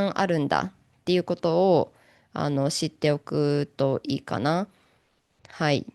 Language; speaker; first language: Japanese; native; Japanese